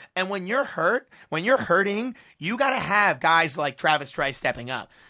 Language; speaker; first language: English; native; English